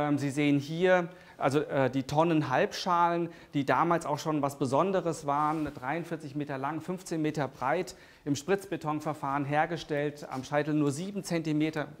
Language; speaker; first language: German; native; German